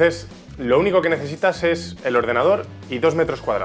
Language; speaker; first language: Spanish; native; Spanish